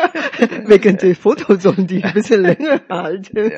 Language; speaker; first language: German; non-native, fluent; Chinese